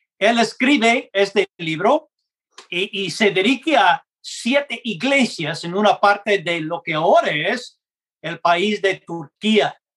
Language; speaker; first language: Spanish; non-native, fluent; English